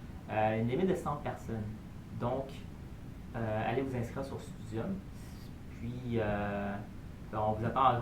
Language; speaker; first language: French; native; French